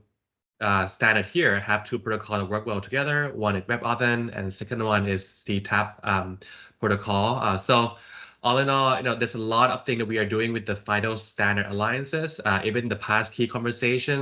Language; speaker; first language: English; non-native, fluent; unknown